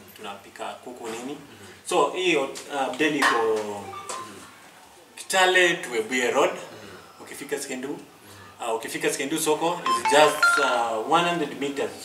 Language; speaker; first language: Swahili; non-native, local second language; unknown